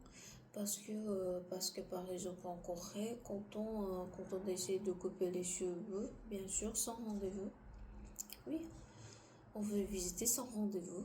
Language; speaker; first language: French; non-native, learner; Korean